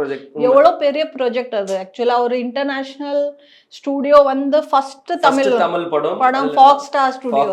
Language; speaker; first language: Tamil; non-native, learner; Malayalam